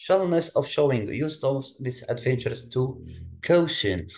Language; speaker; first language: English; non-native, fluent; Arabic